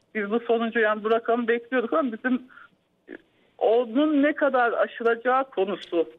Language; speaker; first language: Turkish; native; Turkish